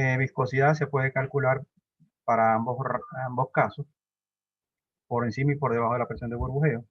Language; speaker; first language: Spanish; native; Spanish